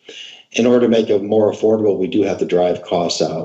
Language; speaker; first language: English; native; English